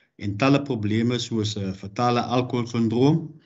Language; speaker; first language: Afrikaans; native; Afrikaans